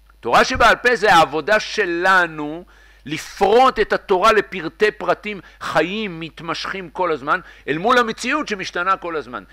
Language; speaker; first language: Hebrew; native; Hebrew